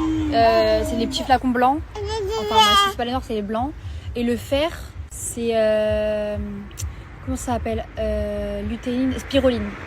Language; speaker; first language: French; native; French